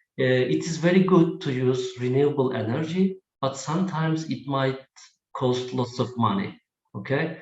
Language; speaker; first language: English; non-native, fluent; Turkish